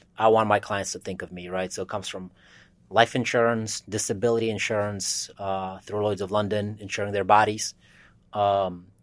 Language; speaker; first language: English; early bilingual, other home language; Russian